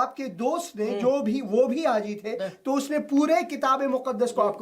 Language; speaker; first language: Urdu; non-native, fluent; Persian